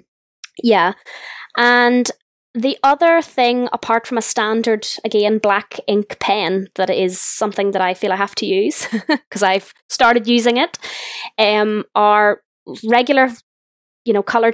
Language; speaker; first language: English; native; English